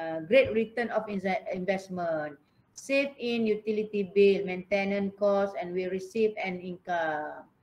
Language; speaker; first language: English; non-native, local second language; Malay